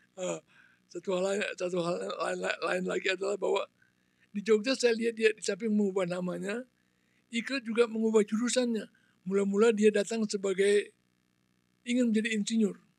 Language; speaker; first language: Indonesian; non-native, local second language; Balinese